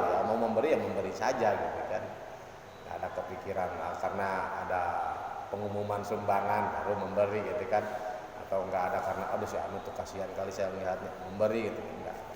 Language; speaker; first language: Indonesian; non-native, local second language; Sundanese